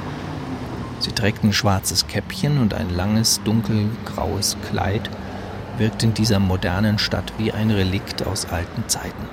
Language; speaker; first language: German; native; German